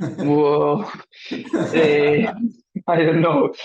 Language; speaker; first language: English; non-native, learner; Spanish